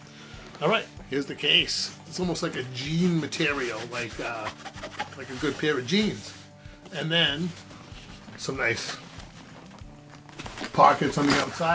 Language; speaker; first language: English; native; English